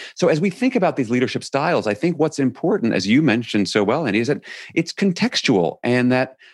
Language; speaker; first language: English; native; English